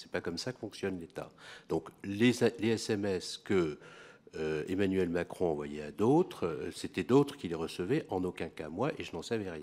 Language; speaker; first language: French; native; French